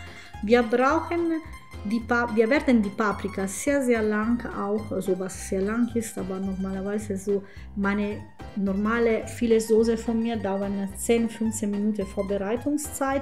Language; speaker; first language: German; non-native, fluent; Italian